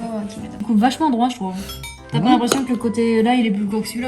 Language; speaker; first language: French; native; French